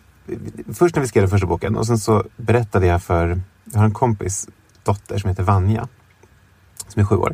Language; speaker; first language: Swedish; native; Swedish